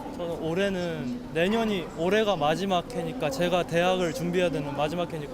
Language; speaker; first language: Korean; early bilingual, heritage; Korean